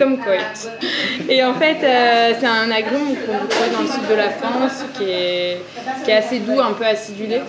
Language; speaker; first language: French; native; French